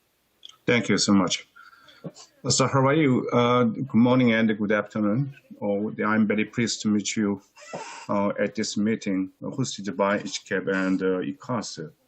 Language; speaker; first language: English; non-native, fluent; Korean